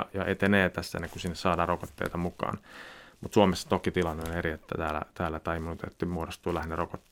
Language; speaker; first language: Finnish; native; Finnish